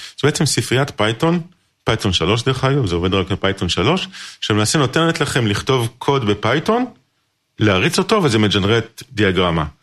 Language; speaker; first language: Hebrew; native; Hebrew